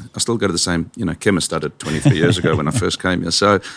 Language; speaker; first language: English; native; English